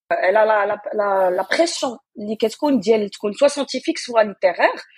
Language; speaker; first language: French; non-native, local second language; Arabic